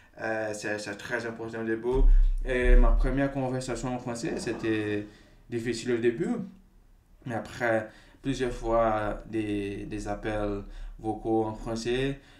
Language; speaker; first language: French; non-native, fluent; Portuguese